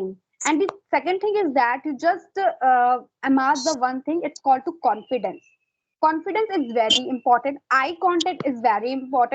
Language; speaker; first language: English; non-native, fluent; Hindi